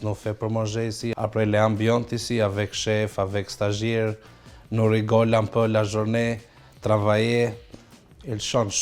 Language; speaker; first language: French; non-native, learner; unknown